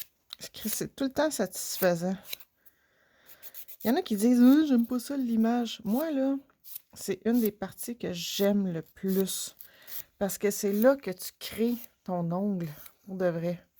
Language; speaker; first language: French; native; French